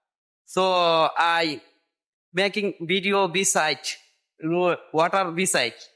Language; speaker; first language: English; non-native, learner; Bangla